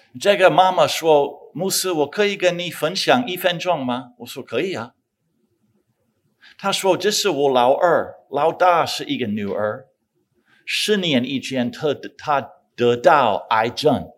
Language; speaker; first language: Chinese; non-native, fluent; English